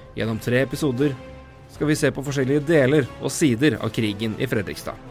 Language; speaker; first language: Norwegian; native; Norwegian